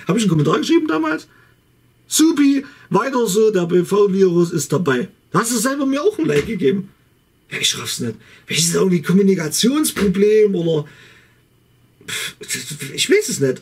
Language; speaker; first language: German; native; German